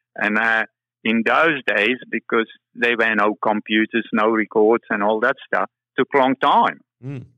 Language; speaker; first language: English; non-native, fluent; Czech